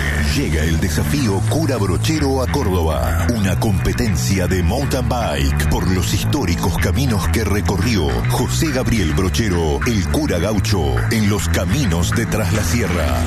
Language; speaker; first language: Spanish; native; Spanish